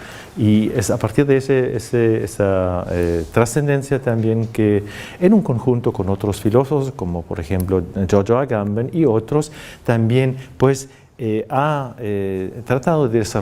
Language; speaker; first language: Spanish; non-native, fluent; German